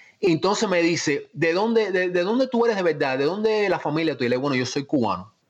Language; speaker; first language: Spanish; early bilingual, heritage; Spanish